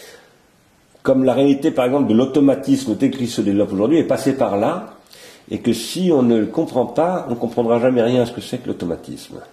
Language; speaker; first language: French; native; French